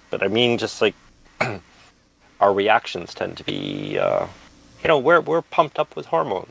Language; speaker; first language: English; native; English